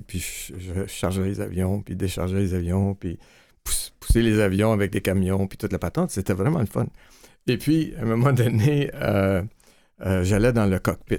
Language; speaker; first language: French; native; French